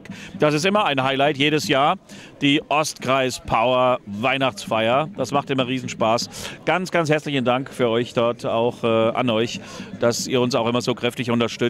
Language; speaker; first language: German; native; German